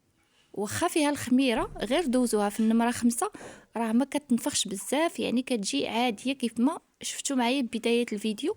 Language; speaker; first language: Arabic; native; Arabic